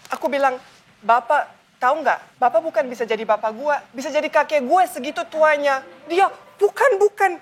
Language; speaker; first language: Indonesian; non-native, fluent; Bosnian